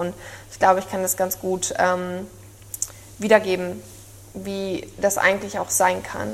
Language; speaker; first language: German; native; German